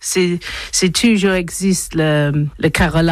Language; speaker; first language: French; non-native, learner; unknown